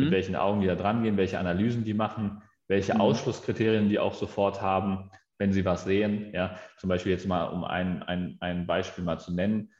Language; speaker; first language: German; native; German